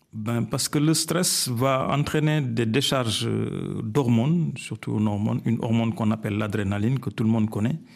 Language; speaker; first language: French; non-native, local second language; Wolof